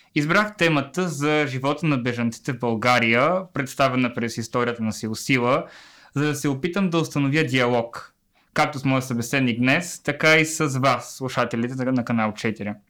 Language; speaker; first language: Bulgarian; native; Bulgarian